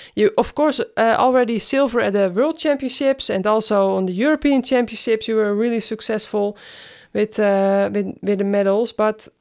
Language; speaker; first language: English; non-native, fluent; Dutch